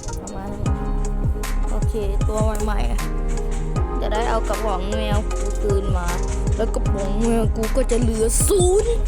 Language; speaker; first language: Thai; native; Thai